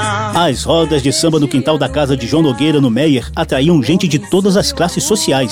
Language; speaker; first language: Portuguese; native; Portuguese